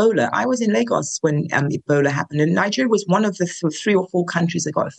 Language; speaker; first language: English; non-native, local second language; Yoruba